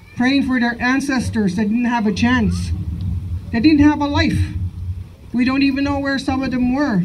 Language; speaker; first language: English; native; English